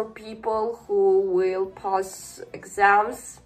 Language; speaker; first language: English; non-native, learner; Russian